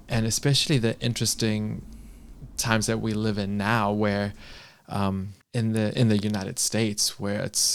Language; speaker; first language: English; native; English